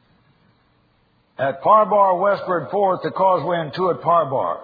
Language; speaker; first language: English; native; English